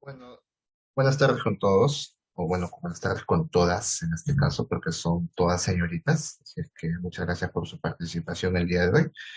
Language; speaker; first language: Spanish; native; Spanish